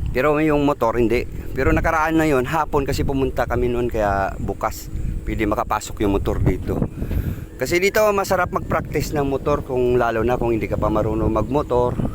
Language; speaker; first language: Filipino; non-native, local second language; Cebuano